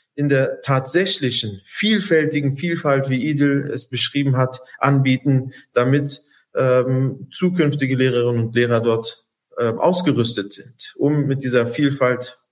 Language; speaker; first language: German; native; German